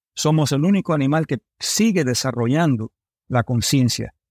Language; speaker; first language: Spanish; early bilingual, heritage; Spanish